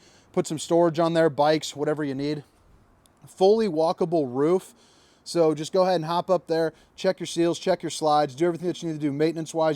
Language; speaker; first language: English; native; English